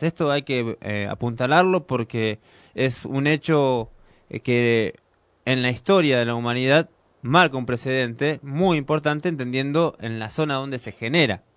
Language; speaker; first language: Spanish; native; Spanish